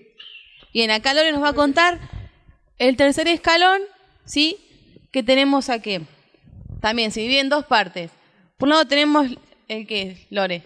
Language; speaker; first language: Spanish; native; Spanish